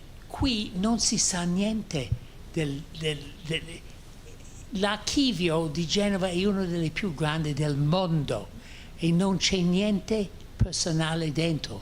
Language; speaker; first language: Italian; non-native, fluent; English